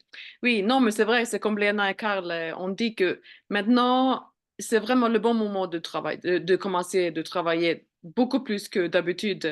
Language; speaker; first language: French; non-native, fluent; Swedish